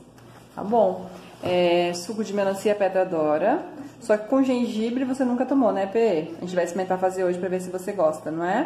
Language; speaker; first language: Portuguese; native; Portuguese